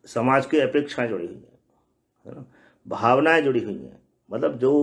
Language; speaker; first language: Hindi; native; Hindi